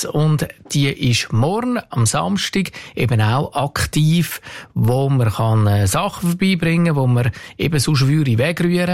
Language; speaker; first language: German; native; German